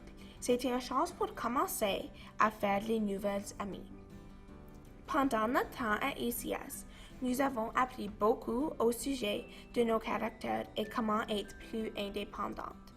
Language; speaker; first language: French; non-native, local second language; English